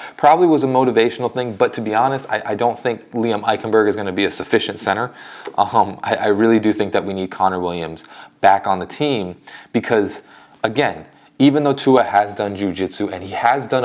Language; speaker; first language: English; native; English